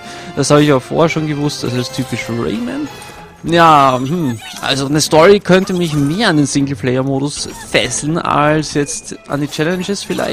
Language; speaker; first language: German; native; German